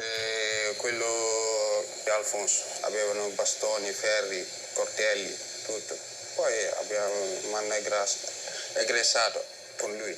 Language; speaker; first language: Italian; non-native, learner; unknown